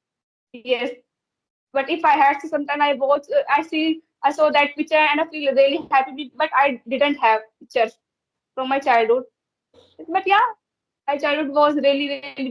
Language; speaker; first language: English; non-native, learner; Hindi